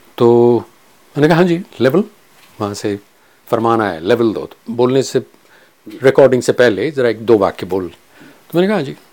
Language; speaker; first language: Hindi; non-native, local second language; Kachhi